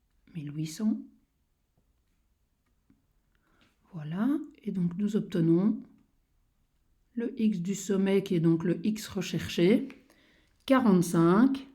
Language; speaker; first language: French; native; French